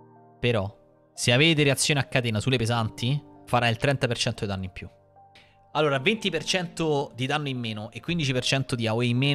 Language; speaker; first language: Italian; native; Italian